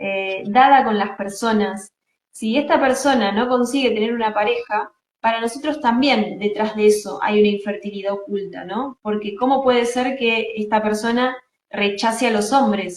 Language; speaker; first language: Spanish; native; Spanish